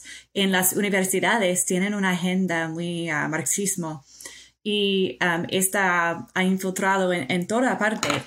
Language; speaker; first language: Spanish; non-native, fluent; English